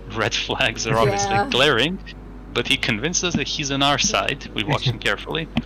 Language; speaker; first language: English; non-native, fluent; Greek